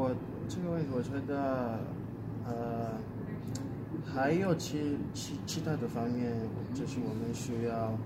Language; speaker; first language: Chinese; non-native, fluent; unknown